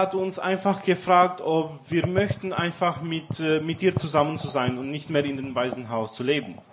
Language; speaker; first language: German; non-native, learner; Romanian